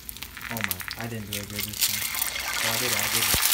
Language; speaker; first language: English; native; English